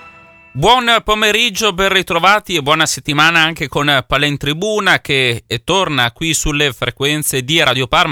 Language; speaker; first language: Italian; native; Italian